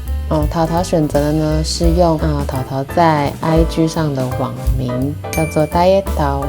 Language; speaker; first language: Chinese; native; Chinese